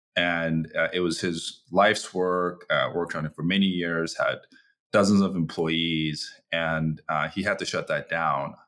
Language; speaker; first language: English; early bilingual, other home language; Chinese